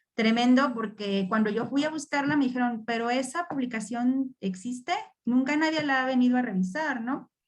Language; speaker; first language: Spanish; native; Spanish